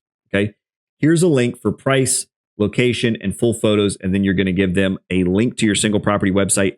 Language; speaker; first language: English; native; English